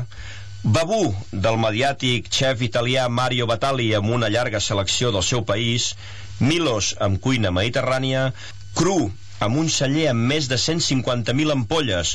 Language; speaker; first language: Catalan; native; Catalan